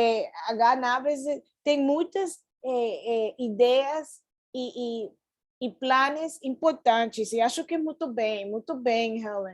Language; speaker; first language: Portuguese; non-native, fluent; Spanish